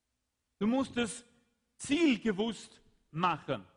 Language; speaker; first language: German; non-native, fluent; Swedish